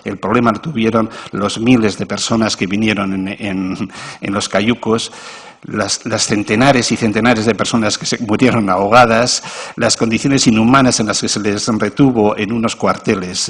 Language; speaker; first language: Spanish; native; Spanish